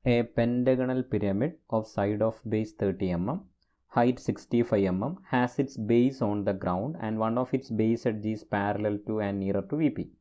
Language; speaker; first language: English; non-native, local second language; Malayalam